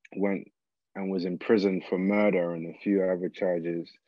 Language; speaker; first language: English; native; English